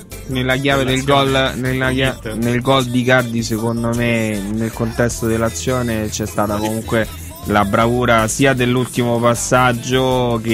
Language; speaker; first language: Italian; native; Italian